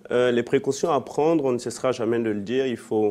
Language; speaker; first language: French; non-native, local second language; Fon